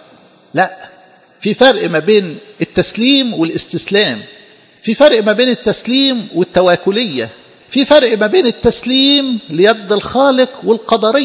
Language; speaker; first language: Arabic; native; Arabic